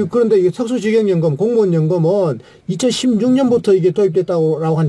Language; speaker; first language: Korean; native; Korean